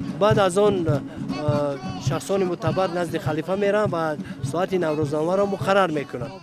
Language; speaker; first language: Tajik; non-native, local second language; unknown